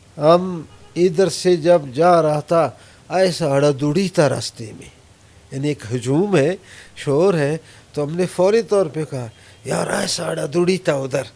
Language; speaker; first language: Urdu; non-native, local second language; Brahui